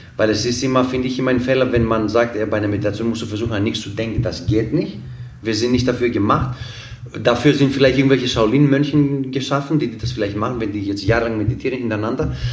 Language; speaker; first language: German; non-native, fluent; Greek